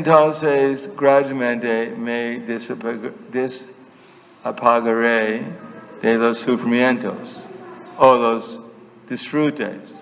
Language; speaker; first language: Spanish; non-native, fluent; English